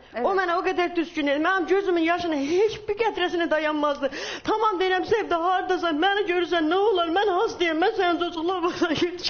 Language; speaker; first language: Turkish; non-native, learner; Persian